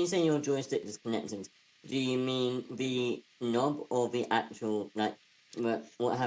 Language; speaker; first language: English; native; English